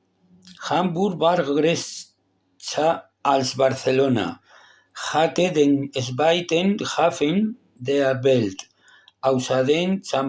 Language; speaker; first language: German; non-native, learner; Spanish